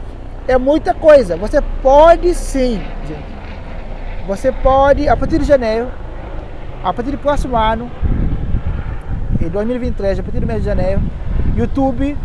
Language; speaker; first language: Portuguese; non-native, local second language; Kabuverdianu